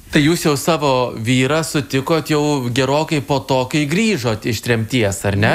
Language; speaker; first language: Lithuanian; native; Lithuanian